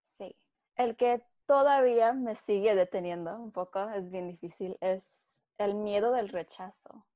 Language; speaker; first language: Spanish; early bilingual, heritage; Spanish